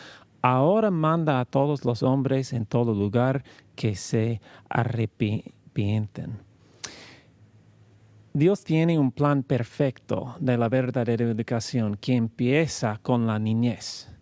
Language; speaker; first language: Spanish; non-native, learner; English